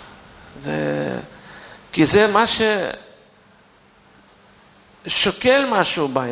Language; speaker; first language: Hebrew; non-native, fluent; Russian